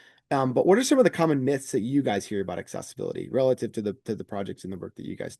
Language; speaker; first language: English; native; English